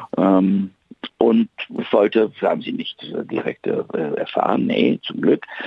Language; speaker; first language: German; non-native, fluent; Bulgarian